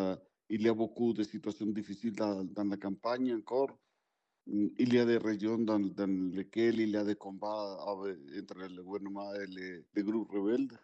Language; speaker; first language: French; non-native, fluent; Spanish